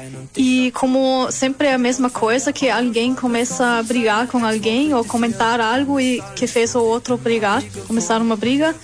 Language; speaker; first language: Portuguese; non-native, learner; German